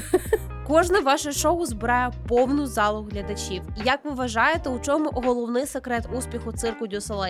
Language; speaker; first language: Ukrainian; native; Ukrainian